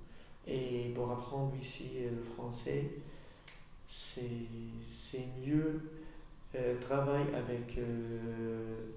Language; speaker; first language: French; non-native, learner; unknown